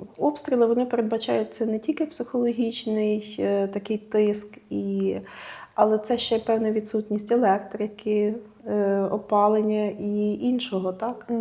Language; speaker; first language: Ukrainian; native; Ukrainian